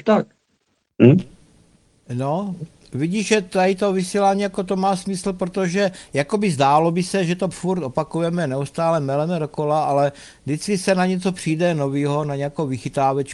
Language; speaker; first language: Czech; native; Czech